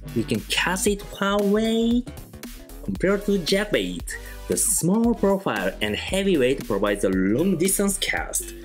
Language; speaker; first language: English; non-native, fluent; Japanese